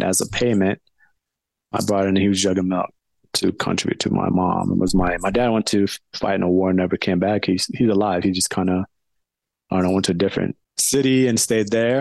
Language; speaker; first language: English; early bilingual, other home language; Amharic